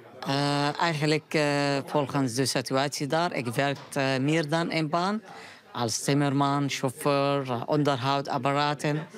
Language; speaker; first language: Dutch; non-native, learner; Arabic